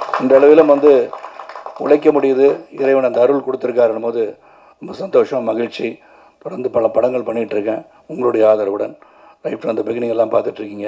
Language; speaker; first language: Tamil; native; Tamil